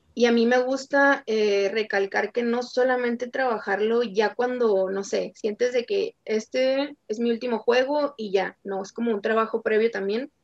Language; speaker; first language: Spanish; native; Spanish